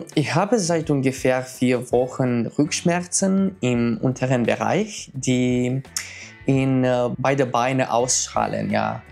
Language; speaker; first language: German; non-native, fluent; Romanian